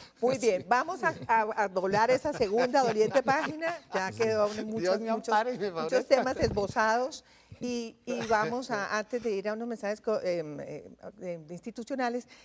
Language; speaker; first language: Spanish; native; Spanish